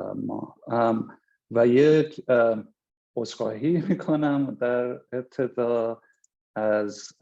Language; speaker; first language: Persian; early bilingual, heritage; Persian